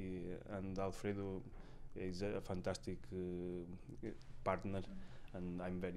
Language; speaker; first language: English; non-native, learner; Portuguese